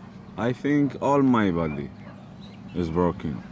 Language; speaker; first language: English; non-native, learner; Arabic